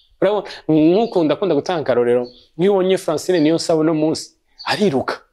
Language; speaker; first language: Rundi; native; Rundi